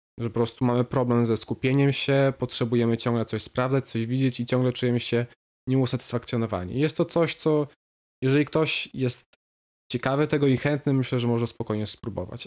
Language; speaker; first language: Polish; native; Polish